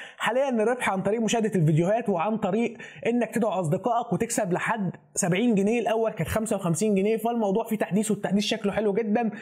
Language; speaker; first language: Arabic; native; Arabic